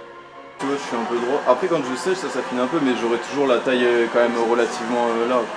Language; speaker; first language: French; native; French